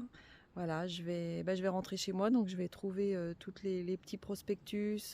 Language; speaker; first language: French; native; French